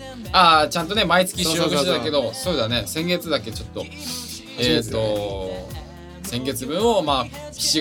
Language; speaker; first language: Japanese; native; Japanese